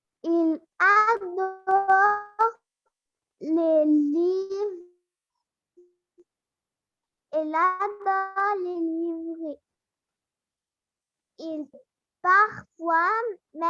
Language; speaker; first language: French; non-native, learner; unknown